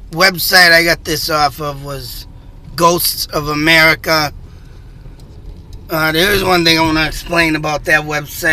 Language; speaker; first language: English; native; English